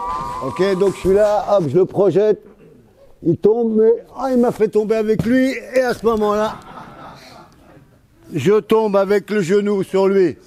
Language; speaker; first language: French; native; French